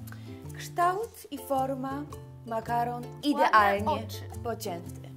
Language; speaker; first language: Polish; native; Polish